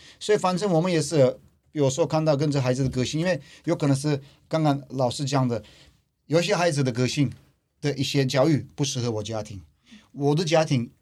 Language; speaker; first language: Chinese; non-native, fluent; Turkish